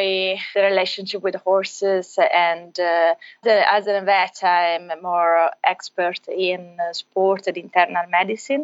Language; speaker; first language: English; non-native, fluent; Italian